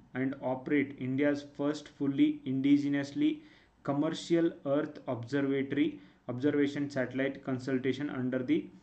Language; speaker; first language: English; non-native, local second language; Kannada